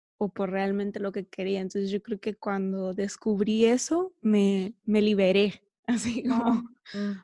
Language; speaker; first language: Spanish; early bilingual, heritage; Spanish